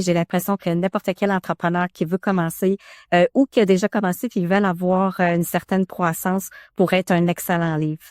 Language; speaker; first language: French; native; French